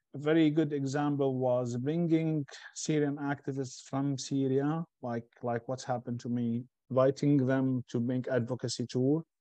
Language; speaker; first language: English; non-native, fluent; Arabic